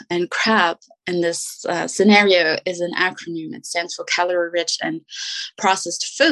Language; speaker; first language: English; non-native, fluent; German